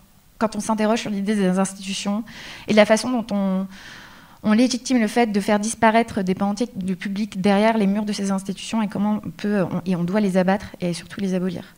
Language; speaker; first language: French; native; French